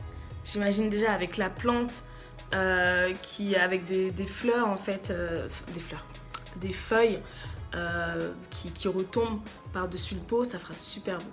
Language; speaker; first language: French; native; French